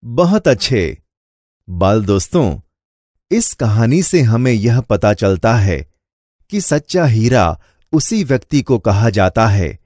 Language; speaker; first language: Hindi; non-native, local second language; Gujarati